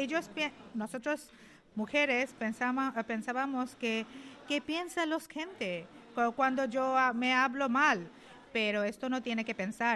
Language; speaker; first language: Spanish; non-native, learner; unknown